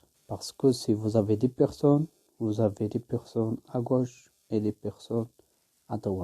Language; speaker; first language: French; non-native, learner; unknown